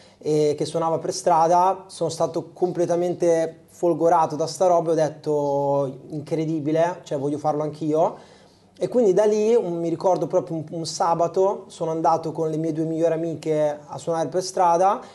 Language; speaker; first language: Italian; native; Italian